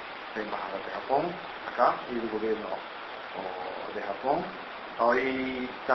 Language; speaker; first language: Spanish; non-native, learner; Japanese